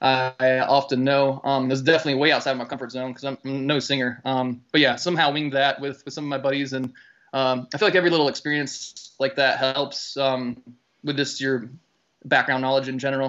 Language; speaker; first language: English; native; English